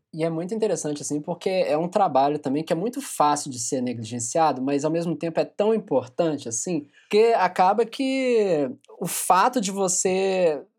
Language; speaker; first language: Portuguese; native; Portuguese